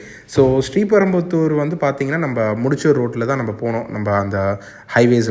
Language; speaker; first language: Tamil; native; Tamil